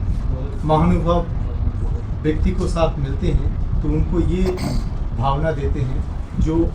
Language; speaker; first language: Hindi; non-native, local second language; Bangla